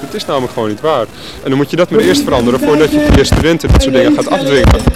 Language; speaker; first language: Dutch; native; Dutch